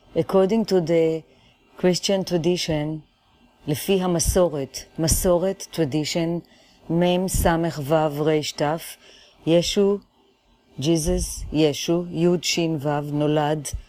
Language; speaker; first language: English; non-native, fluent; Hebrew